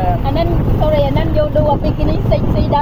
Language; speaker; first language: English; non-native, learner; Khmer